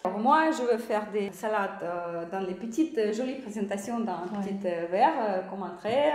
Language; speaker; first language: French; non-native, learner; Russian